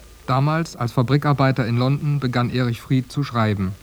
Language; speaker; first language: German; native; German